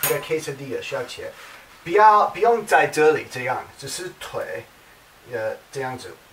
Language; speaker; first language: Chinese; non-native, learner; English